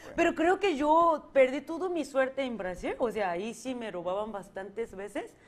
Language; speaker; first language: Spanish; non-native, fluent; Korean